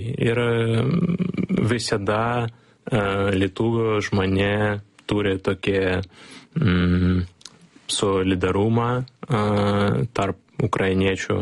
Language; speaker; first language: Lithuanian; non-native, learner; Ukrainian